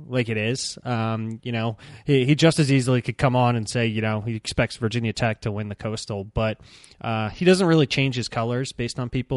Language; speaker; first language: English; native; English